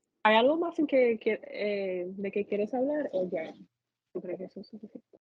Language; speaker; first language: Spanish; non-native, fluent; English